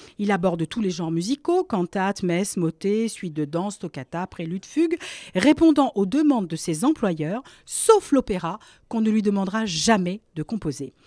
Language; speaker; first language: French; native; French